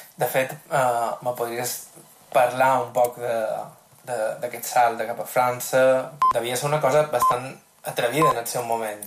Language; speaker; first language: Catalan; native; Catalan